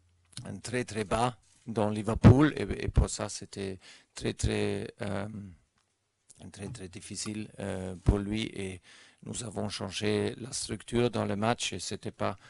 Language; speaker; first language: French; non-native, learner; German